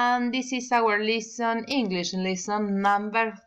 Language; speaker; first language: English; non-native, learner; Spanish